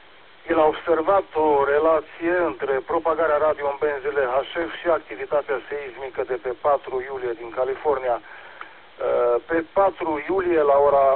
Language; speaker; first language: Romanian; native; Romanian